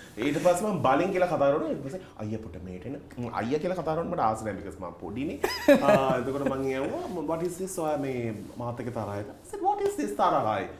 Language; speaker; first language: Sinhala; non-native, local second language; Tamil